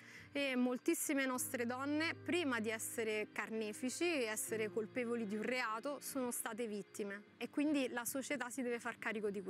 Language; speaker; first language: Italian; native; Italian